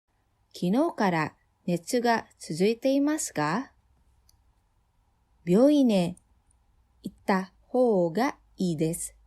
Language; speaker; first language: Japanese; non-native, fluent; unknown